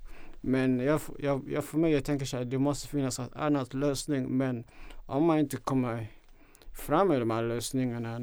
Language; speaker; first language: Swedish; non-native, fluent; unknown